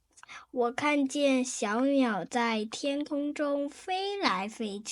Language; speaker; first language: Chinese; non-native, learner; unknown